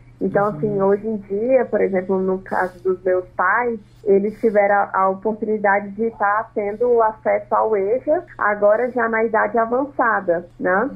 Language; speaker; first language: Portuguese; non-native, local second language; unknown